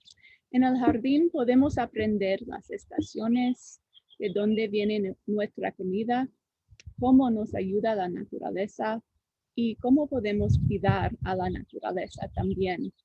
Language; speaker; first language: Spanish; non-native, fluent; English